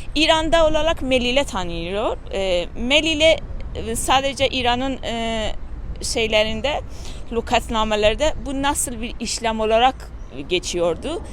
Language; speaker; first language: Turkish; non-native, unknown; Persian